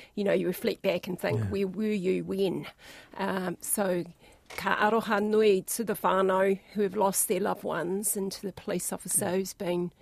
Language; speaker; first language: English; native; English